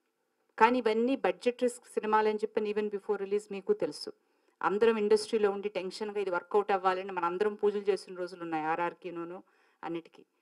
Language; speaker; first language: Telugu; native; Telugu